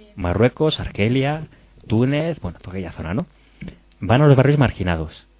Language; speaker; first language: Spanish; native; Spanish